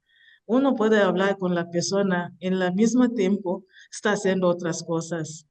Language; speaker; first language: Spanish; non-native, learner; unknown